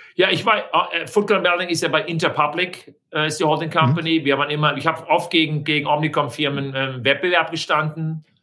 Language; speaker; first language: German; native; German